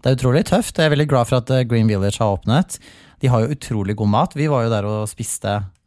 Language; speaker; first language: Norwegian; native; Norwegian